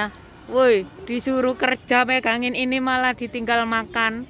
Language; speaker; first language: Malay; non-native, local second language; Javanese